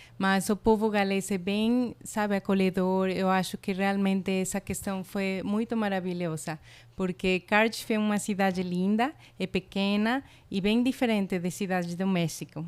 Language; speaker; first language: Portuguese; non-native, fluent; Spanish